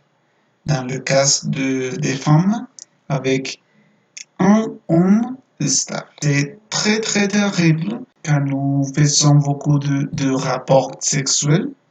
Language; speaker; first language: French; non-native, fluent; Spanish